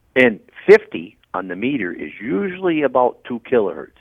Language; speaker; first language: English; native; English